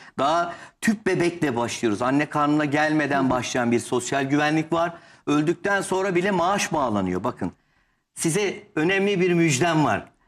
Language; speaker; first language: Turkish; native; Turkish